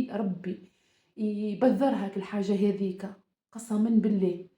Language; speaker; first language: Arabic; native; Arabic